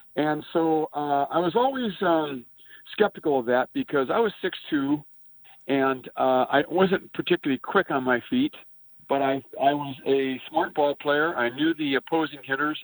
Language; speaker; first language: English; native; English